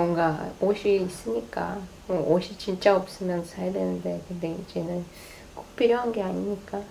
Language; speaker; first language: Korean; non-native, fluent; Russian